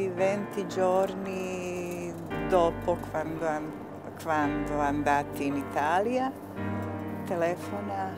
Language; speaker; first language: Italian; non-native, learner; Bosnian